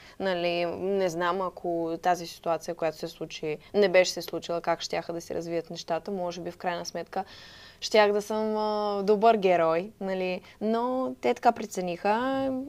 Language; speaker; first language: Bulgarian; non-native, fluent; Russian